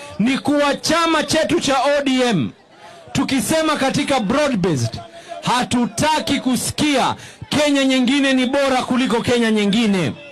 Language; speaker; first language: Swahili; native; Swahili